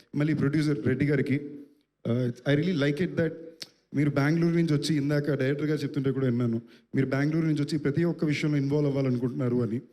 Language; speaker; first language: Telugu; native; Telugu